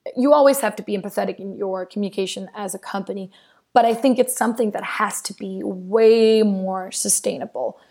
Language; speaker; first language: English; non-native, fluent; Danish